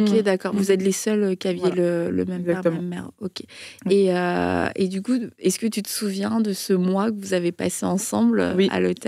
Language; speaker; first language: French; native; French